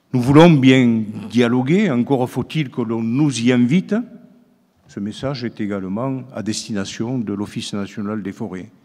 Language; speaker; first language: French; native; French